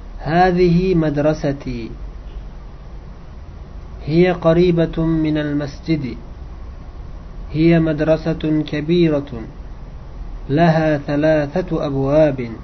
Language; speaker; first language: Arabic; non-native, fluent; Uzbek